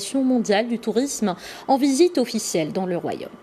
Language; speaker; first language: French; non-native, local second language; Arabic